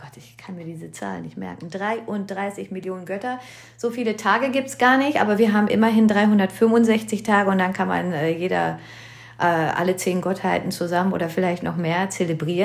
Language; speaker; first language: German; early bilingual, other home language; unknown